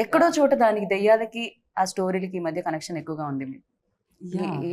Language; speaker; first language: Telugu; native; Telugu